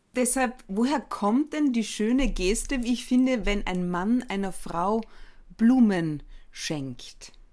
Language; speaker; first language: German; native; German